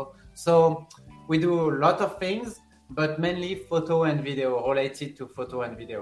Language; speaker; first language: English; non-native, fluent; French